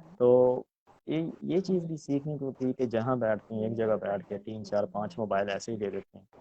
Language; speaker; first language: Urdu; non-native, local second language; Punjabi